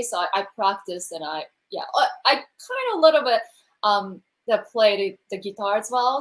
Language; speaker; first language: English; non-native, learner; Japanese